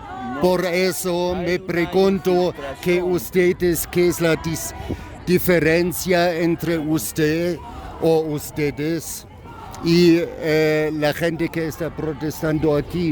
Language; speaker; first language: Spanish; non-native, fluent; German